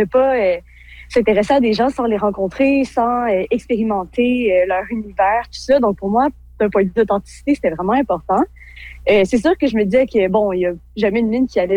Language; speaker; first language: French; native; French